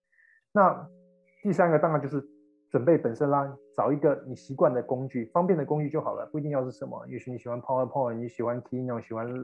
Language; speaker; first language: Chinese; native; Chinese